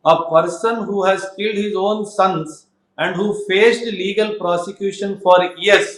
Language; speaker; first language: English; non-native, local second language; Telugu